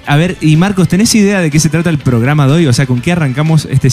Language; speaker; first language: Spanish; native; Spanish